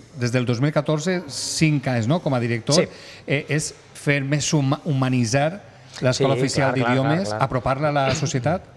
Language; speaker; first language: Catalan; native; Catalan